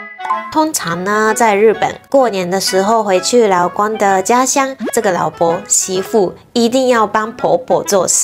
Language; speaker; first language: Chinese; non-native, fluent; Japanese